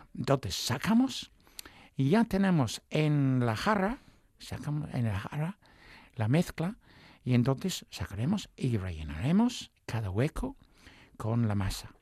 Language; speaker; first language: Spanish; non-native, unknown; English